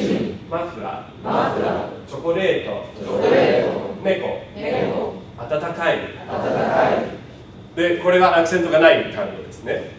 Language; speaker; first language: Japanese; non-native, fluent; English